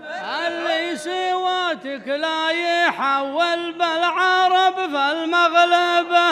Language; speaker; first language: Arabic; native; Arabic